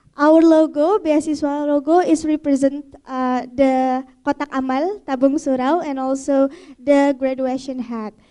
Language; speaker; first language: English; non-native, fluent; Indonesian